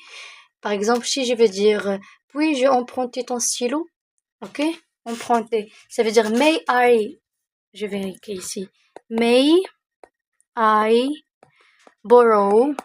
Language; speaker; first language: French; non-native, local second language; Arabic